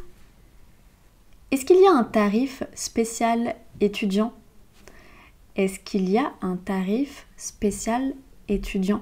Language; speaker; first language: French; native; French